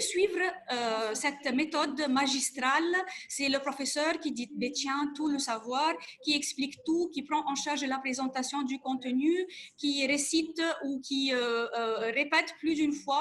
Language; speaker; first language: French; non-native, fluent; Arabic